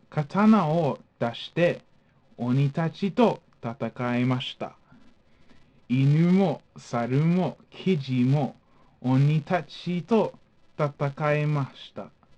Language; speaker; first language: Japanese; non-native, fluent; English